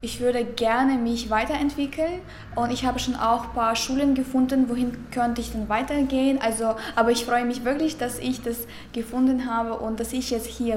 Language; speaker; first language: German; non-native, fluent; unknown